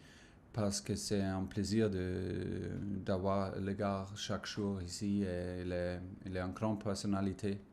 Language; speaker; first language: French; non-native, learner; German